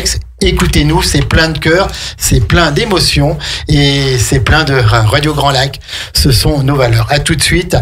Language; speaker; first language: French; native; French